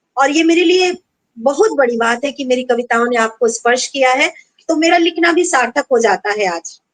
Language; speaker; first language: Hindi; non-native, local second language; Bangla